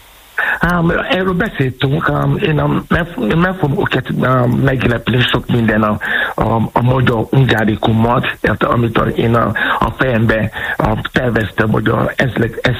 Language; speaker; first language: Hungarian; non-native, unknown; Yoruba